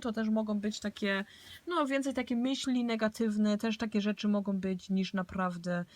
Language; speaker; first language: Polish; early bilingual, heritage; Polish